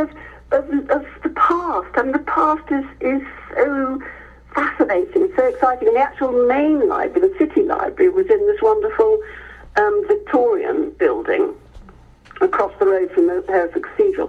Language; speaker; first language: English; native; English